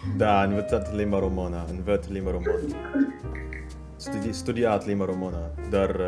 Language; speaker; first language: Romanian; non-native, learner; Indonesian